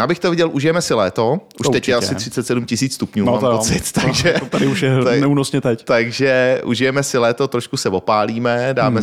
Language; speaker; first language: Czech; native; Czech